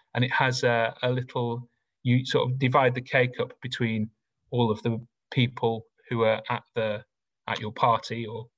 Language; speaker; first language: English; native; English